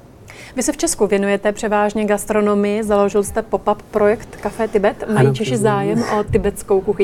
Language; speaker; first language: Czech; native; Czech